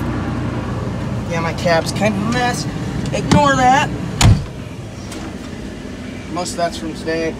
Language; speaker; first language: English; native; English